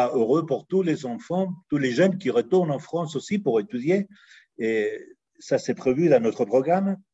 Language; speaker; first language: French; non-native, fluent; Spanish